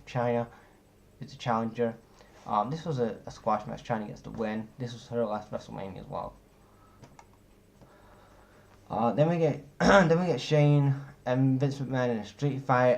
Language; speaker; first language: English; native; English